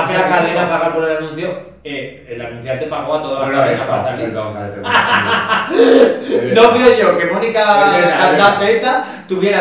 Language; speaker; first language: Spanish; native; Spanish